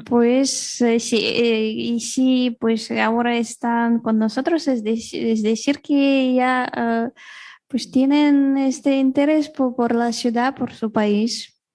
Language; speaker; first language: Spanish; non-native, fluent; Russian